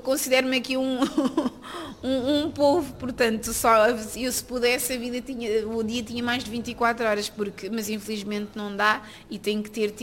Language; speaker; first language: Portuguese; native; Portuguese